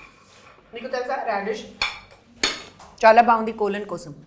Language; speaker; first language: Telugu; non-native, learner; Hindi